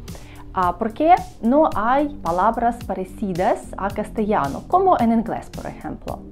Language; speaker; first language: Spanish; non-native, learner; Russian